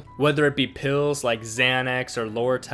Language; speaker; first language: English; native; English